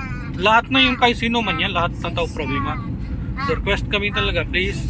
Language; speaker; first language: Filipino; non-native, learner; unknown